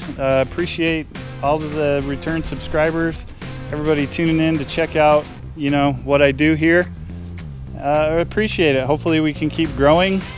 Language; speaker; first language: English; native; English